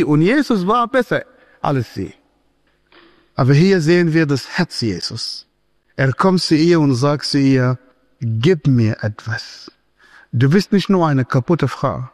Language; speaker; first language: German; non-native, fluent; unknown